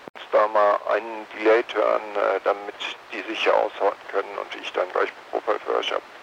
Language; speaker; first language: German; native; German